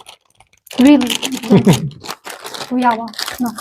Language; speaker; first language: English; non-native, learner; Turkish